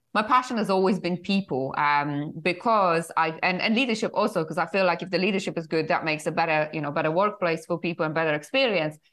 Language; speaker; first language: English; non-native, fluent; Polish